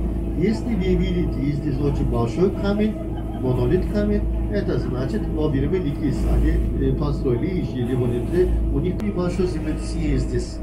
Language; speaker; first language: Russian; non-native, learner; Turkish